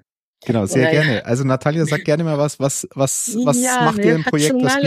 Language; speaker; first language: German; native; German